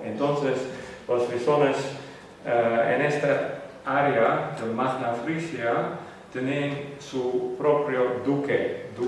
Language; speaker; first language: Spanish; non-native, learner; Western Frisian